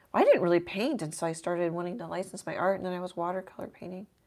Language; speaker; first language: English; native; English